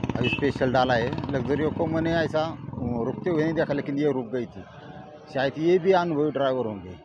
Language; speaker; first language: Hindi; non-native, local second language; Marathi